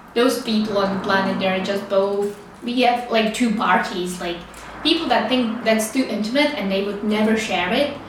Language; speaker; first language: English; non-native, fluent; Czech